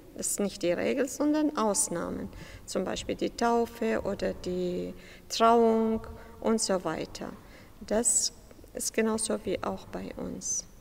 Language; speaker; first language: German; non-native, fluent; Syriac